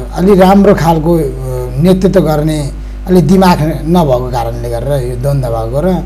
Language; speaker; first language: Nepali; non-native, local second language; Eastern Tamang